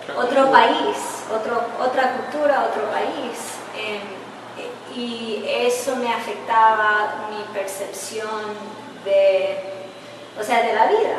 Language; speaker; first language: Spanish; early bilingual, heritage; English